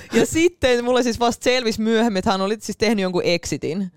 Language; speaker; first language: Finnish; early bilingual, other home language; Russian